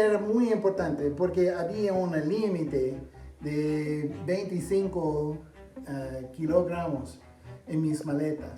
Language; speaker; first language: Spanish; non-native, fluent; English